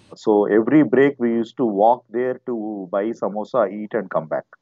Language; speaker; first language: English; non-native, local second language; Telugu